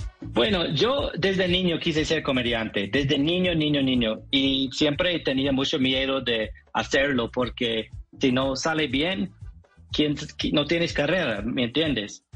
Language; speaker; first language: Spanish; non-native, fluent; English